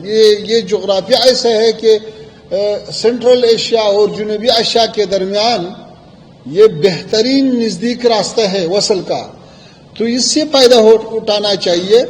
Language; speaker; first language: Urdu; non-native, fluent; Pashto